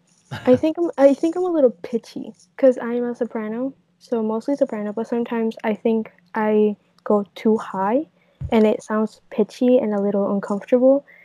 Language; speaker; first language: English; native; English